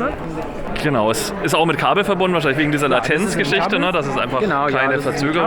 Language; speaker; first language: German; native; German